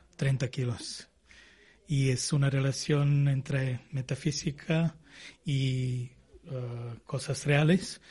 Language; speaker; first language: Spanish; non-native, learner; Serbian